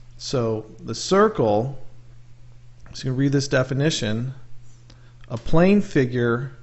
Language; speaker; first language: English; native; English